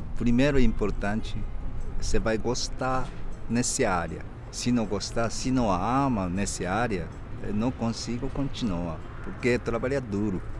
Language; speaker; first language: Portuguese; non-native, learner; Japanese